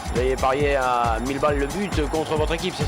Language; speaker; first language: French; native; French